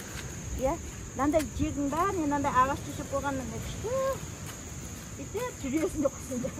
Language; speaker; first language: Kazakh; native; Kazakh